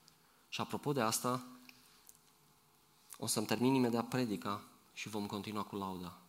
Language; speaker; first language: Romanian; native; Romanian